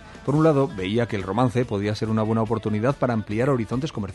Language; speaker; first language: Spanish; native; Spanish